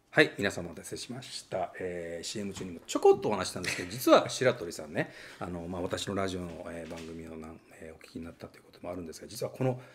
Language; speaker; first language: Japanese; native; Japanese